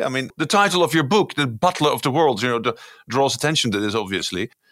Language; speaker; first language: English; non-native, fluent; Dutch